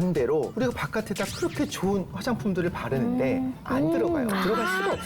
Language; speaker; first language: Korean; native; Korean